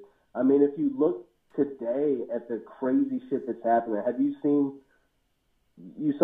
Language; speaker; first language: English; native; English